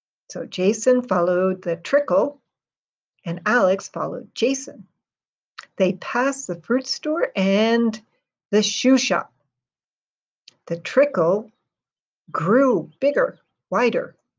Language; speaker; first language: English; native; English